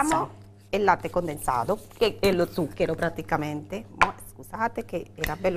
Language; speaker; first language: Italian; non-native, fluent; Spanish